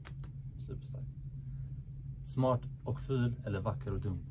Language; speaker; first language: Swedish; native; Swedish